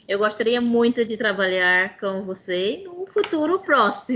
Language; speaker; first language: Portuguese; non-native, fluent; English